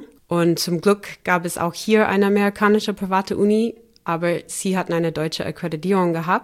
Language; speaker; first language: German; non-native, fluent; English